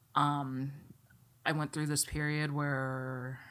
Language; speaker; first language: English; native; English